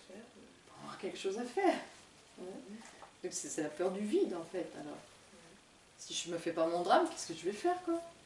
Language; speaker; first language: French; native; French